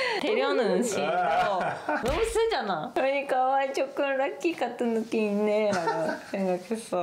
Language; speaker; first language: Korean; non-native, learner; Japanese